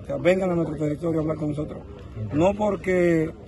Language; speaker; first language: Spanish; native; Spanish